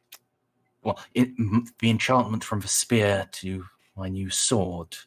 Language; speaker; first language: English; native; English